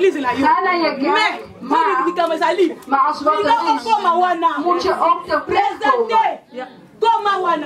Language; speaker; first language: Dutch; non-native, fluent; Lingala